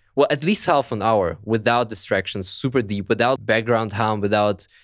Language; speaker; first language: English; non-native, fluent; German